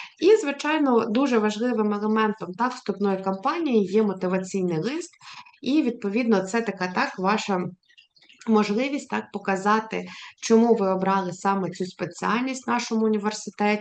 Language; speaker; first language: Ukrainian; native; Ukrainian